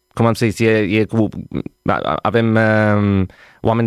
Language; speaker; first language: Romanian; non-native, learner; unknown